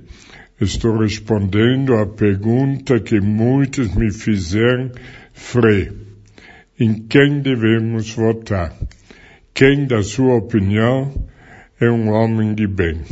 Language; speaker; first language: Portuguese; non-native, fluent; German